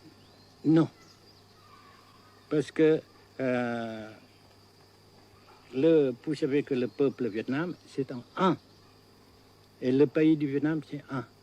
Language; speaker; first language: French; non-native, fluent; Vietnamese